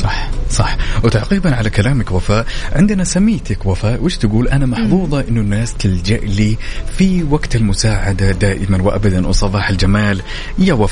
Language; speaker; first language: Arabic; native; Arabic